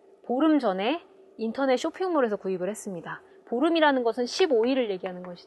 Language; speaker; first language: Korean; native; Korean